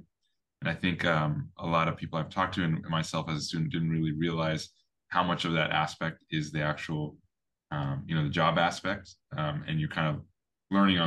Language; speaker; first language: English; native; English